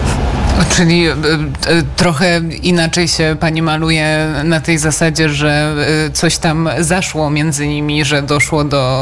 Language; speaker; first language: Polish; native; Polish